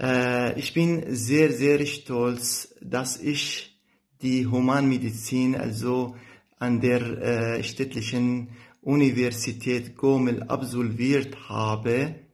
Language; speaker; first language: German; non-native, fluent; Arabic